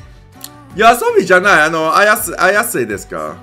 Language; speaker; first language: Japanese; non-native, learner; English